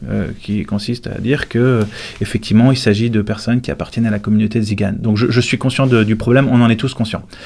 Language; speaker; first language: French; native; French